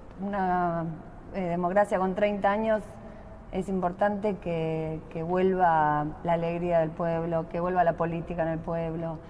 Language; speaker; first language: Spanish; native; Spanish